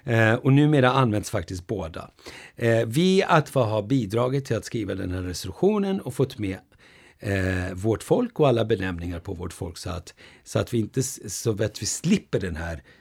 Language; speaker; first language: Swedish; early bilingual, other home language; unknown